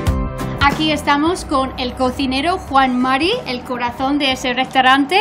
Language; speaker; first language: Spanish; non-native, fluent; English